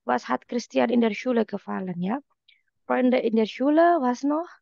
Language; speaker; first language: German; non-native, fluent; Indonesian